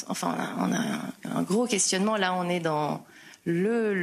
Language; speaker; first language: French; native; French